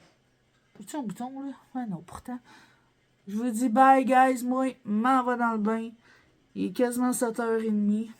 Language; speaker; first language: French; native; French